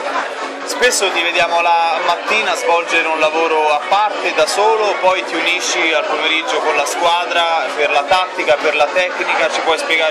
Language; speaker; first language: Italian; native; Italian